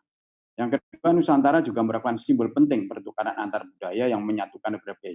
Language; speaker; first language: Indonesian; native; Indonesian